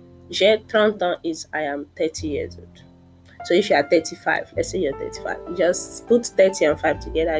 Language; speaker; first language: English; non-native, local second language; Yoruba